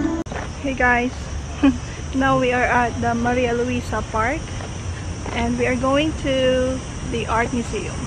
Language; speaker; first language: English; non-native, fluent; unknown